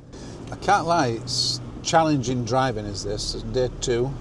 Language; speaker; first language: English; native; English